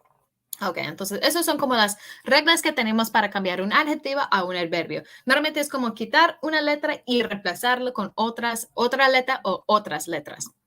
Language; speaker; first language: Spanish; early bilingual, heritage; English